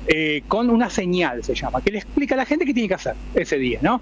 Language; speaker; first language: Spanish; native; Spanish